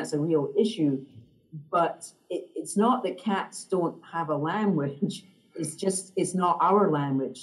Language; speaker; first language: English; native; English